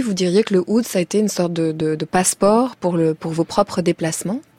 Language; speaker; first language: French; native; French